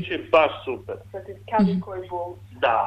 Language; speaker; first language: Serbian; non-native, learner; English